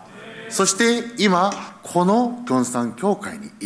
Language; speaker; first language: Japanese; early bilingual, heritage; Japanese